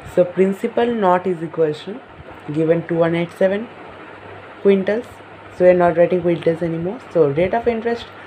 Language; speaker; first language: English; non-native, local second language; Hindi